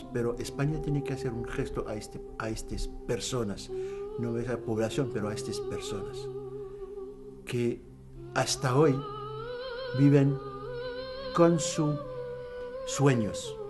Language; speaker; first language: Spanish; non-native, fluent; Arabic